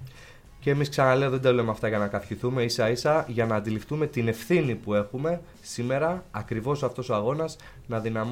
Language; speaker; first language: Greek; native; Greek